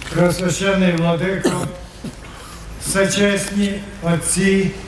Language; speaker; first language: Ukrainian; native; Ukrainian